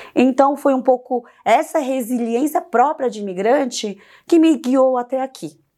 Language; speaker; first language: Portuguese; early bilingual, other home language; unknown